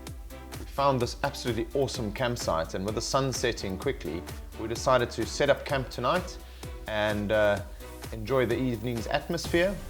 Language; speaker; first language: English; native; English